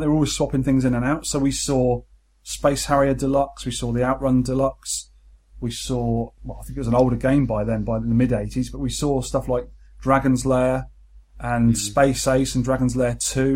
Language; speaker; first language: English; native; English